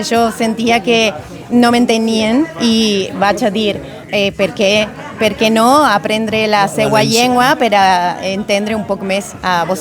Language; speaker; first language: Catalan; non-native, fluent; Spanish